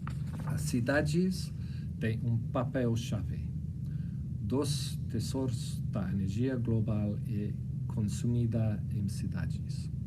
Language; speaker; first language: Portuguese; non-native, fluent; English